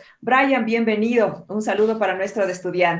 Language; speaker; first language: Spanish; native; Spanish